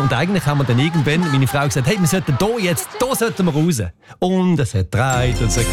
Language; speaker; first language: German; native; German